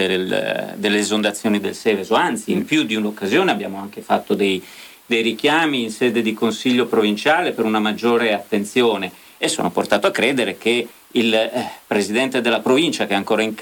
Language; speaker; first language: Italian; native; Italian